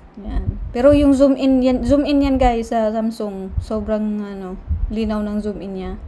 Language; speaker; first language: Filipino; non-native, local second language; Cebuano